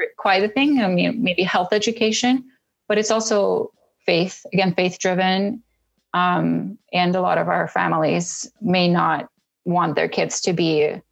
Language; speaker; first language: English; early bilingual, other home language; Russian